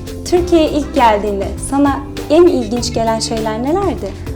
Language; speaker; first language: Turkish; native; Turkish